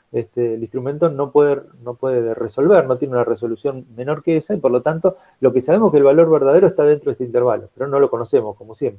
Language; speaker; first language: Spanish; native; Spanish